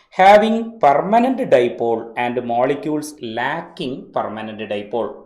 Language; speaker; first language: English; non-native, local second language; Malayalam